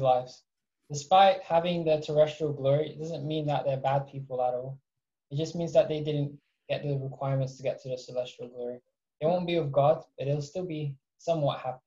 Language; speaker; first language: English; early bilingual, other home language; Portuguese